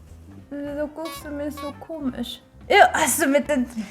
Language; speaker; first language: German; non-native, learner; Korean